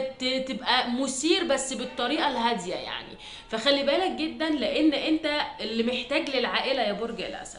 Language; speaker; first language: Arabic; native; Arabic